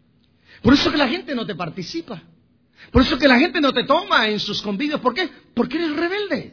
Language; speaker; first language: Spanish; native; Spanish